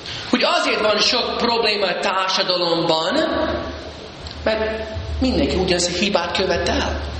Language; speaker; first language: Hungarian; non-native, fluent; English